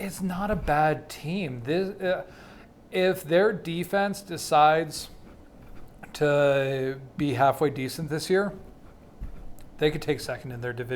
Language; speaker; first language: English; native; English